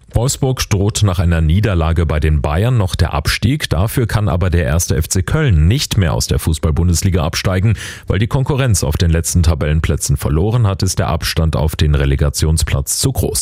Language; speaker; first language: German; native; German